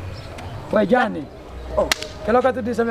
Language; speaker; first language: Spanish; non-native, learner; Haitian Creole